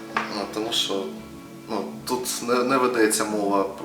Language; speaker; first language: Ukrainian; native; Ukrainian